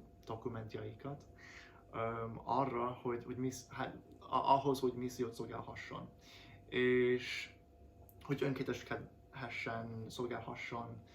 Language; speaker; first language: Hungarian; non-native, fluent; English